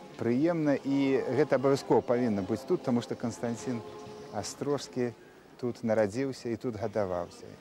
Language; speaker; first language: Belarusian; non-native, local second language; Russian